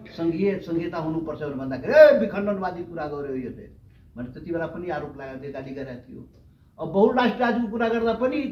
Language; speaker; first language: Nepali; non-native, local second language; Maithili